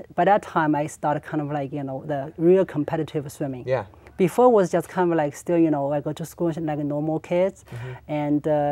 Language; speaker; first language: English; non-native, learner; Chinese